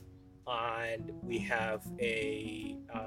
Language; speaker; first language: English; non-native, fluent; Somali